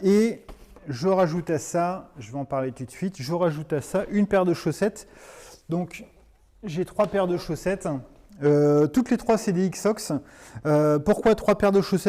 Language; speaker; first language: French; native; French